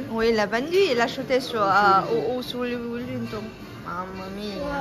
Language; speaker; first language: French; non-native, learner; Vietnamese